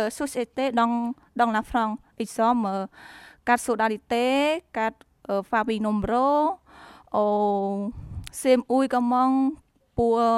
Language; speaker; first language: French; non-native, learner; Vietnamese